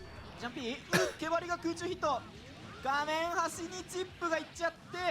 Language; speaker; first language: Japanese; native; Japanese